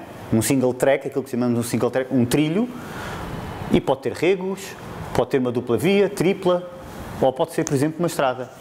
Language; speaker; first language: Portuguese; native; Portuguese